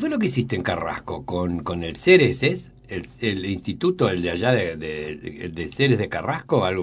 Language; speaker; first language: Spanish; native; Spanish